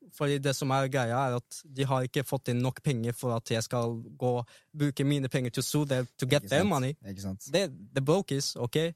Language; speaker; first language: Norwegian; early bilingual, other home language; Arabic